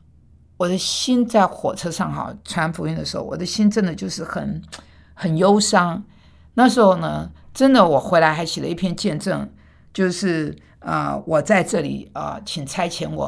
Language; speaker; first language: Chinese; non-native, fluent; Korean